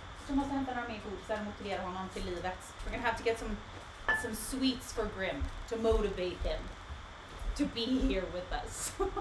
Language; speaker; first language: English; non-native, fluent; Swedish